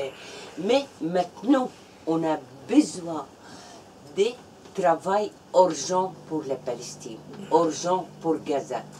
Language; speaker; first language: French; non-native, fluent; Arabic